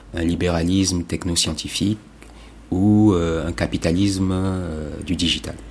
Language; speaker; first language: French; non-native, local second language; Ewe